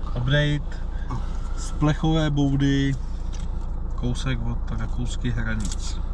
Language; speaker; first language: Czech; early bilingual, other home language; Bulgarian